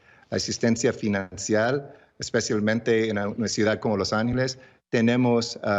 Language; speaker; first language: Spanish; early bilingual, heritage; English